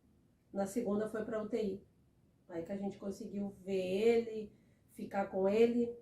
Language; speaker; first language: Portuguese; native; Portuguese